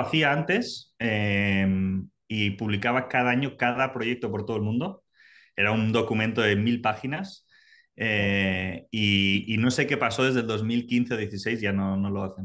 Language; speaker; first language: Spanish; native; Spanish